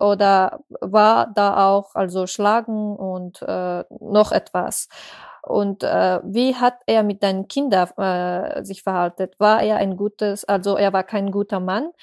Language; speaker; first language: German; non-native, fluent; Persian